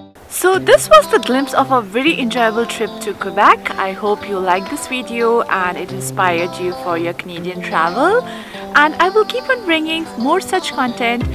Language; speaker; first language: English; non-native, local second language; Hindi